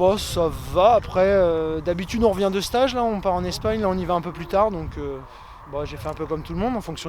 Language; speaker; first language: French; native; French